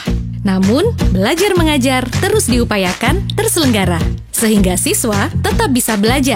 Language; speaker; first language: Indonesian; native; Indonesian